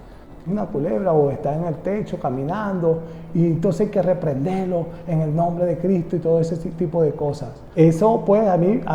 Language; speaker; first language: Spanish; native; Spanish